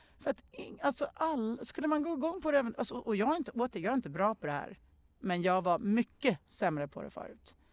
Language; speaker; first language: Swedish; native; Swedish